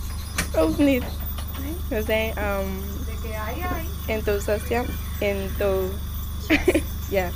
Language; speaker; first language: Dutch; non-native, local second language; Papiamento